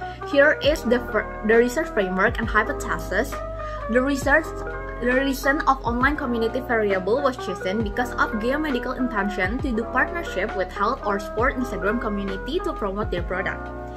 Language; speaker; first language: English; non-native, fluent; Indonesian